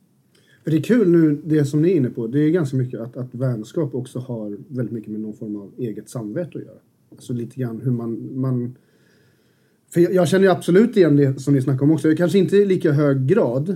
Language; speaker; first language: Swedish; native; Swedish